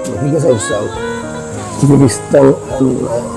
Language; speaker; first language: Filipino; native; Filipino